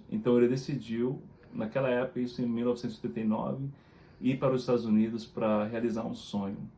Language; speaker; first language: Portuguese; native; Portuguese